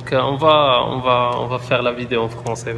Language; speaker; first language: French; non-native, local second language; Arabic